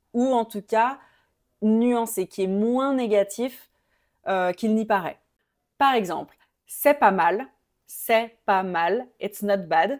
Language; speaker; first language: French; native; French